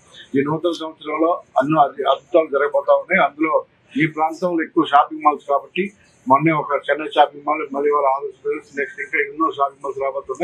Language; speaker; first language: Telugu; native; Telugu